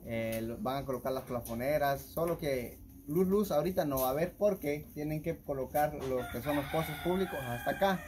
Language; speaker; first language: Spanish; native; Spanish